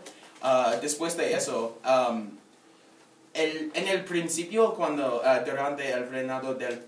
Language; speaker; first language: Spanish; non-native, learner; English